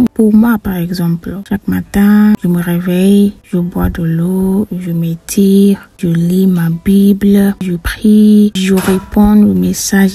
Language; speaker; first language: French; non-native, fluent; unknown